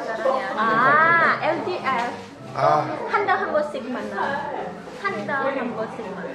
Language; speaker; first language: Korean; non-native, learner; Indonesian